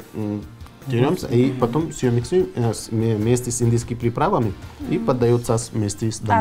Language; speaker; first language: Russian; non-native, fluent; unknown